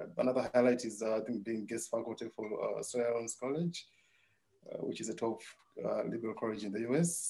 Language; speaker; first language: English; non-native, local second language; Nyanja